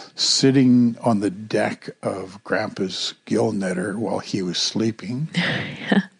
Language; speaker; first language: English; native; English